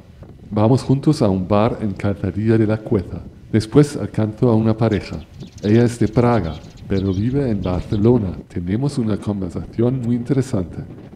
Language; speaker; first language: Spanish; non-native, fluent; German